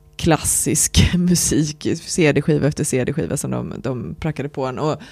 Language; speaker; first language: Swedish; native; Swedish